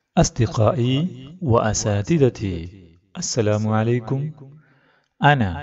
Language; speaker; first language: Arabic; non-native, fluent; Malayalam